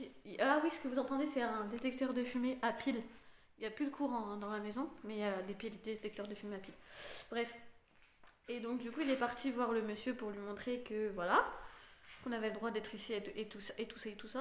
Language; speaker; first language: French; native; French